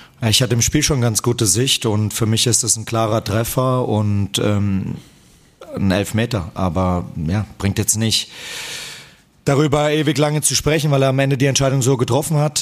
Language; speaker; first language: German; native; German